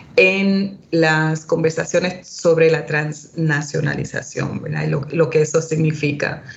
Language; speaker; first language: Spanish; early bilingual, heritage; Spanish